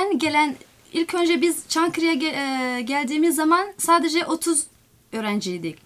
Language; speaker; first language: Turkish; non-native, fluent; Somali